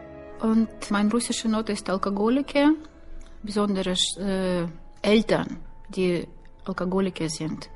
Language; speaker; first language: German; non-native, learner; Russian